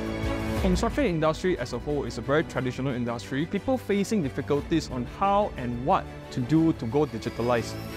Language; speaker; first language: English; non-native, local second language; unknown